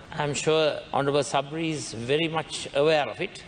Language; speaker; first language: English; non-native, local second language; Sinhala